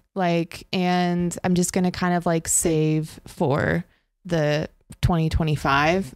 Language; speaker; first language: English; native; English